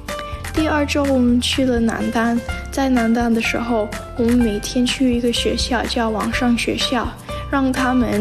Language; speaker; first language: Chinese; non-native, learner; English